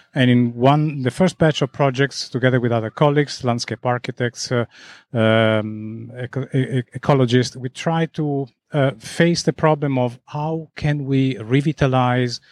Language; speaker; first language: English; non-native, fluent; Italian